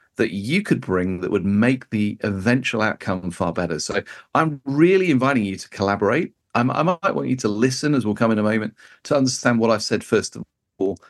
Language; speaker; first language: English; native; English